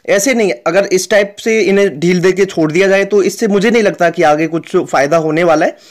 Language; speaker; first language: Hindi; native; Hindi